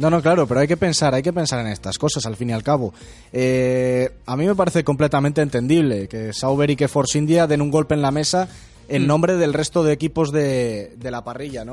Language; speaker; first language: Spanish; native; Spanish